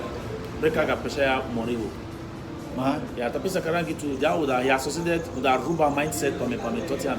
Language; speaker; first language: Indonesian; non-native, fluent; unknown